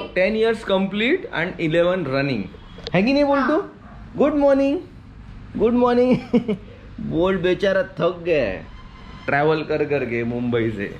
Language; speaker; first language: Hindi; non-native, local second language; Marathi